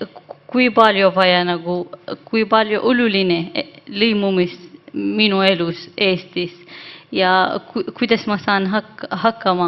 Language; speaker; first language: Estonian; non-native, learner; Arabic